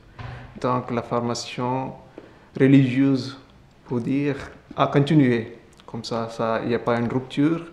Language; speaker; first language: French; non-native, fluent; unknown